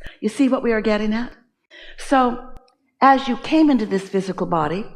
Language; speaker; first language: English; native; English